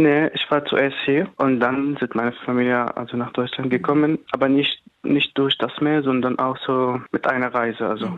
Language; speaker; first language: German; non-native, fluent; Arabic